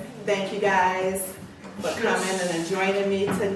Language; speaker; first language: English; native; English